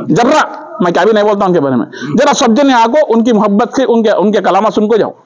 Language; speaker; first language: Urdu; native; Urdu